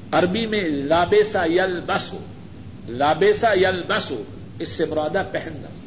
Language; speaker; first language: Urdu; non-native, local second language; Punjabi